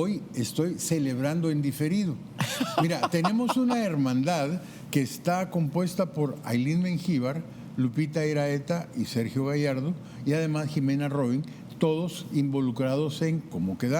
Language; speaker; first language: Spanish; native; Spanish